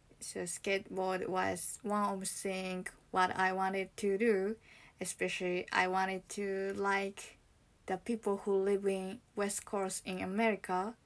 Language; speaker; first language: English; non-native, learner; Japanese